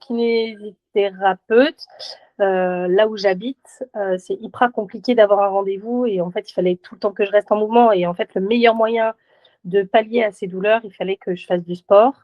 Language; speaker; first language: French; native; French